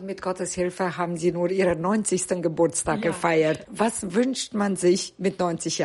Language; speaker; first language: German; native; German